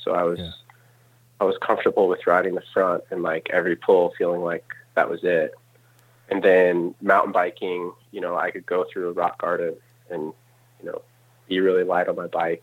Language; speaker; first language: English; native; English